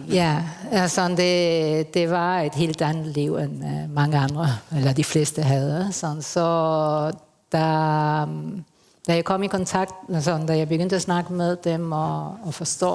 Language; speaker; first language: Danish; non-native, fluent; Spanish